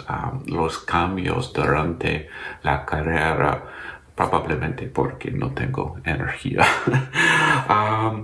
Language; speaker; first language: Spanish; non-native, learner; English